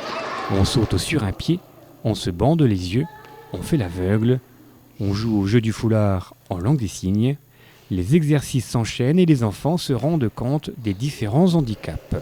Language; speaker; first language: French; native; French